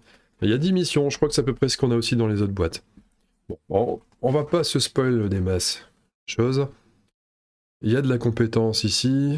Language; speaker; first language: French; native; French